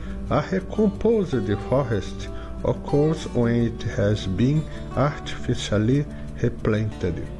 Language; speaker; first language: English; non-native, fluent; Portuguese